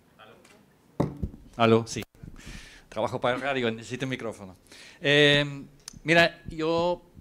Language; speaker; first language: Spanish; non-native, fluent; Dutch